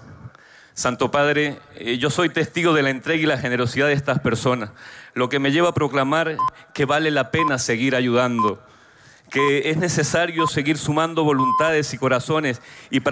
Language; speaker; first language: Spanish; native; Spanish